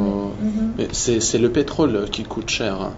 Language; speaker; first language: French; non-native, learner; Russian